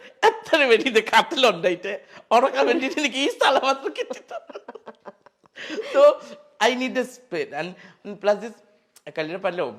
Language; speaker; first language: Malayalam; non-native, local second language; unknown